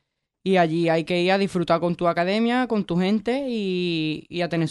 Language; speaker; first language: Spanish; native; Spanish